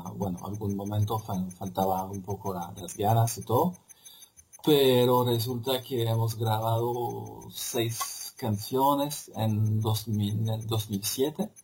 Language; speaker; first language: Spanish; non-native, fluent; French